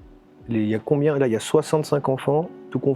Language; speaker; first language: French; native; French